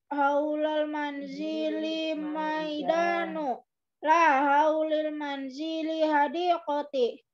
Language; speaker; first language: Arabic; non-native, learner; Indonesian